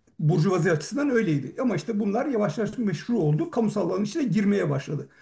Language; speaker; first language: Turkish; native; Turkish